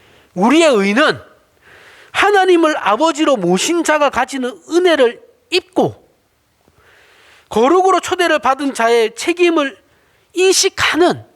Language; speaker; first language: Korean; native; Korean